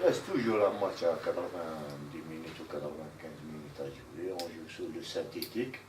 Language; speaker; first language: French; non-native, local second language; Arabic